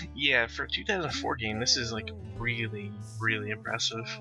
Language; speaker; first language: English; native; English